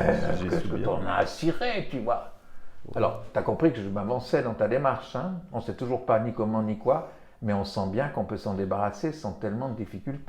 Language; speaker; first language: French; native; French